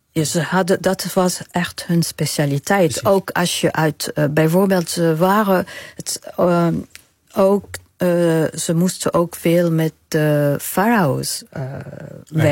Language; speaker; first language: Dutch; non-native, fluent; Arabic